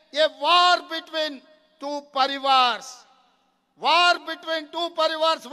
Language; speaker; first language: Hindi; non-native, local second language; Telugu